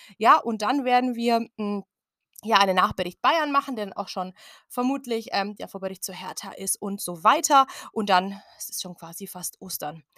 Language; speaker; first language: German; native; German